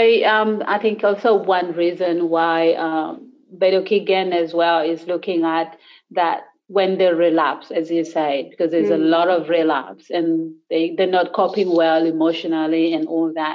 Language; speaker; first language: English; non-native, local second language; Acoli